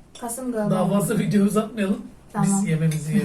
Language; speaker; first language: Turkish; native; Turkish